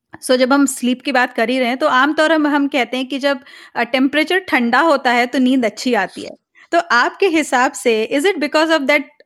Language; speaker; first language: Hindi; native; Hindi